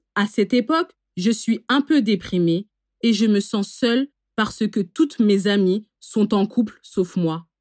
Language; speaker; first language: French; native; French